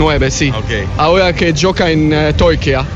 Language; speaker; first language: Spanish; non-native, learner; Arabic